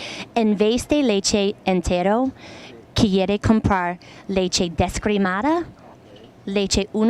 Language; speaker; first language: Spanish; non-native, learner; English